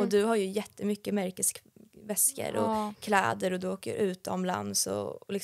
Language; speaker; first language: Swedish; native; Swedish